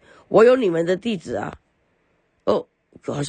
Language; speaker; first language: Chinese; early bilingual, heritage; Chinese